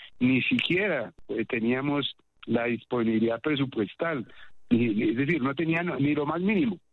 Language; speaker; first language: Spanish; native; Spanish